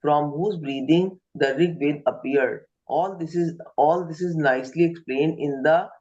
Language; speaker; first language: English; non-native, local second language; Hindi